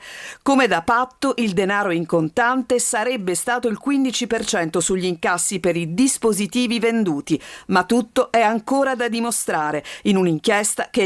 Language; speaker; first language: Italian; native; Italian